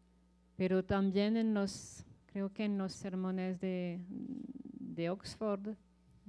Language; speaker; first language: Spanish; non-native, fluent; French